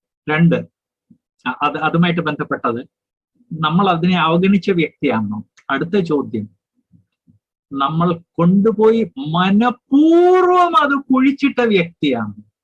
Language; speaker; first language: Malayalam; native; Malayalam